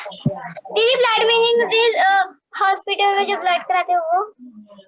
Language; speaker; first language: English; non-native, learner; Hindi